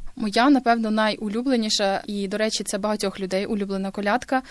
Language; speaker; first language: Ukrainian; native; Ukrainian